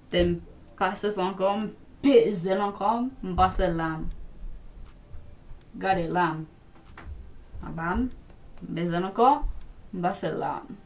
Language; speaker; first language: Haitian Creole; early bilingual, heritage; Haitian Creole